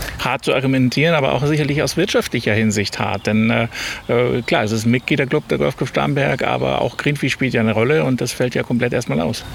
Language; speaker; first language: German; native; German